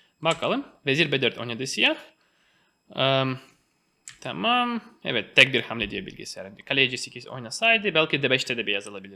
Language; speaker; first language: Turkish; non-native, fluent; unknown